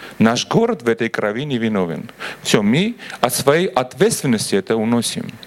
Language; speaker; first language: Russian; non-native, local second language; Armenian